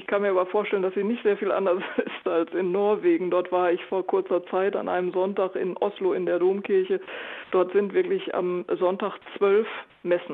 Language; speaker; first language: German; native; German